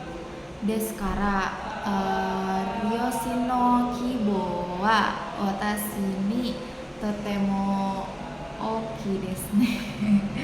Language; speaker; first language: Japanese; non-native, learner; Indonesian